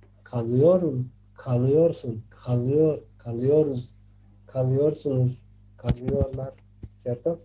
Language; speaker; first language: Turkish; non-native, fluent; Spanish